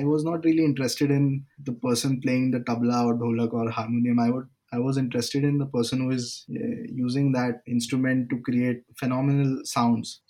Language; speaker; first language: English; non-native, local second language; Marathi